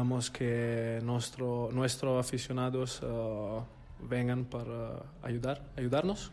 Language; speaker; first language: Spanish; non-native, learner; Italian